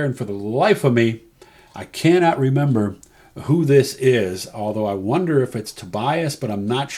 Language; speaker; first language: English; native; English